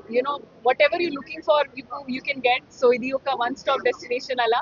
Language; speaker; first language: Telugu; non-native, fluent; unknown